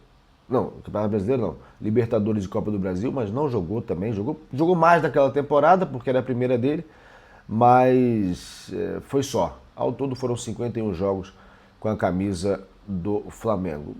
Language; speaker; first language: Portuguese; native; Portuguese